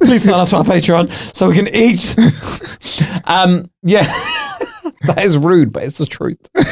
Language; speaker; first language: English; native; English